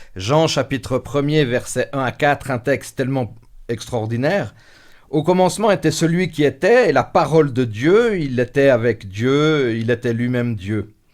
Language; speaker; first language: French; native; French